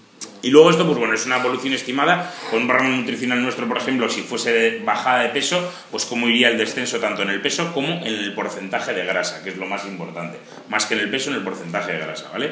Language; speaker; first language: Spanish; native; Spanish